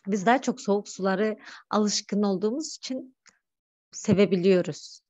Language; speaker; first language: Turkish; non-native, fluent; Kyrgyz